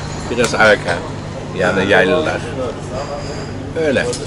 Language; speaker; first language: Turkish; non-native, fluent; Dutch